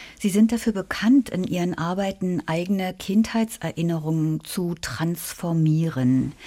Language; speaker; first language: German; native; German